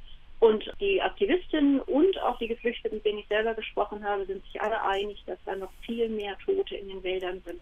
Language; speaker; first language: German; native; German